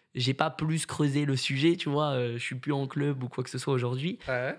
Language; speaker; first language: French; native; French